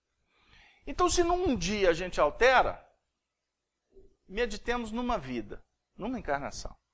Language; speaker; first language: Portuguese; native; Portuguese